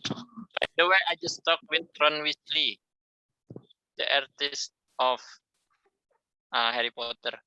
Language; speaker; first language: English; non-native, learner; Indonesian